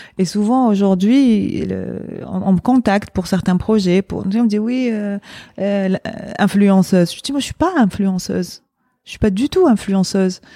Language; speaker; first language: French; non-native, local second language; Arabic